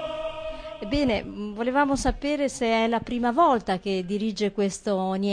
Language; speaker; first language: Italian; native; Italian